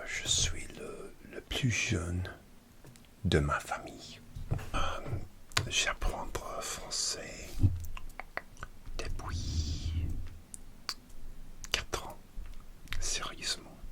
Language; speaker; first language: French; non-native, learner; English